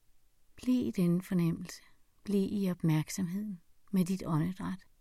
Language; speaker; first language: Danish; native; Danish